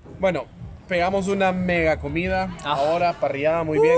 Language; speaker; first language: Spanish; native; Spanish